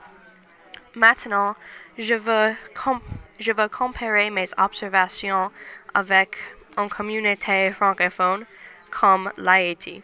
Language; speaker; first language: French; non-native, learner; English